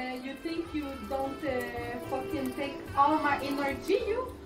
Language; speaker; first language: English; non-native, learner; French